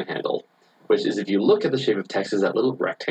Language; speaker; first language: English; native; English